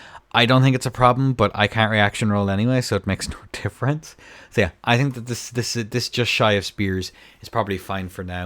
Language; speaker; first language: English; native; English